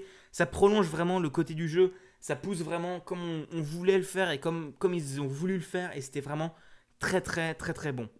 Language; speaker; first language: French; native; French